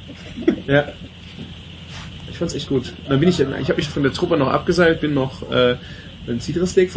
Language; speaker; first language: German; native; German